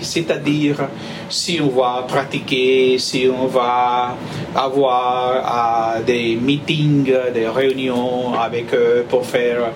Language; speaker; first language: French; non-native, fluent; Spanish